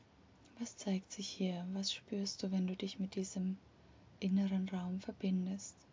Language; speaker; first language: German; native; German